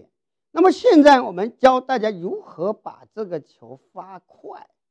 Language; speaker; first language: Chinese; native; Chinese